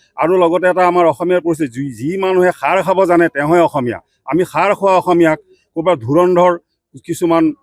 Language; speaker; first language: Assamese; native; Assamese